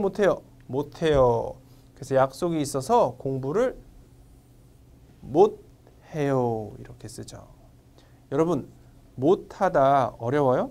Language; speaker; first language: Korean; non-native, fluent; Vietnamese